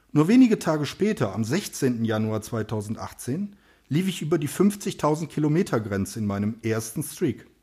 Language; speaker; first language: German; native; German